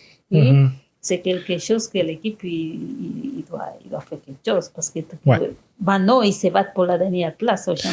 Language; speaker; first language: French; non-native, fluent; Spanish